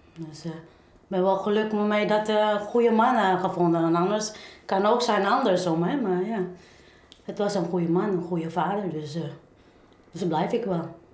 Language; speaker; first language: Dutch; non-native, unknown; English